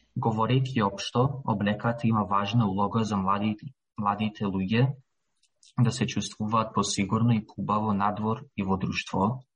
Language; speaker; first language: Macedonian; early bilingual, heritage; Macedonian